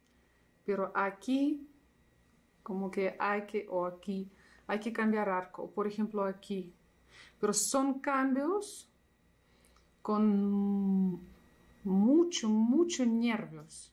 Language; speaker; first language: Spanish; non-native, fluent; Russian